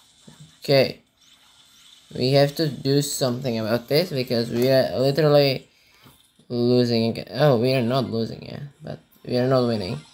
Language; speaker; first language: English; non-native, learner; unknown